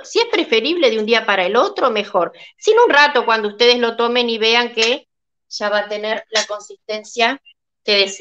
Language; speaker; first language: Spanish; native; Spanish